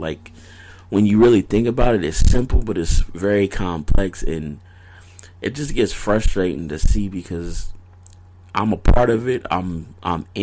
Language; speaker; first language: English; native; English